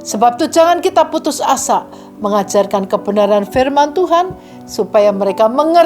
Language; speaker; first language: Indonesian; native; Indonesian